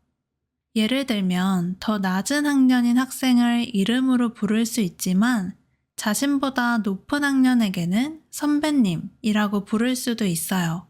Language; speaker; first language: Korean; native; Korean